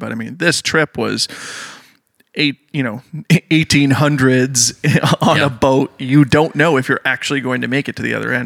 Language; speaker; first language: English; native; English